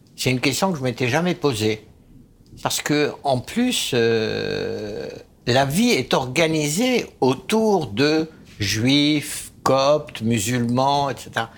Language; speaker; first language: French; early bilingual, other home language; Arabic